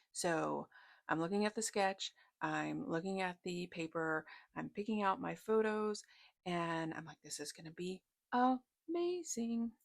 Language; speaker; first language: English; native; English